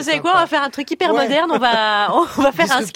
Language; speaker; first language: French; native; French